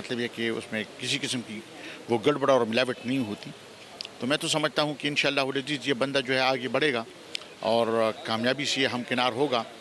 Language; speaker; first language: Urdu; non-native, local second language; Pashto